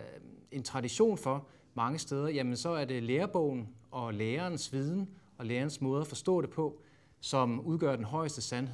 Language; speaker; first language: Danish; native; Danish